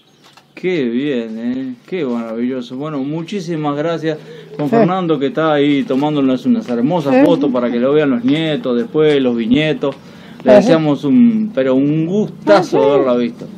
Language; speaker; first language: Spanish; native; Spanish